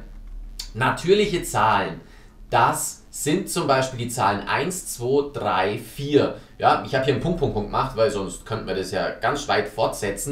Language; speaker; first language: German; native; German